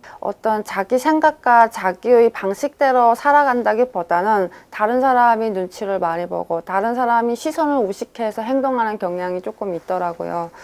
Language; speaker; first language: Korean; native; Korean